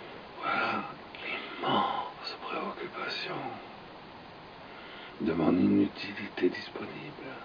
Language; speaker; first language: French; native; French